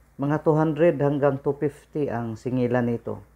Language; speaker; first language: Filipino; non-native, local second language; Cebuano